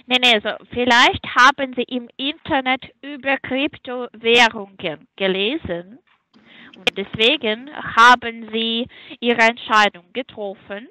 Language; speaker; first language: German; non-native, fluent; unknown